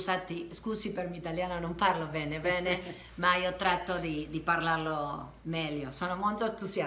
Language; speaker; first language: Italian; non-native, learner; Spanish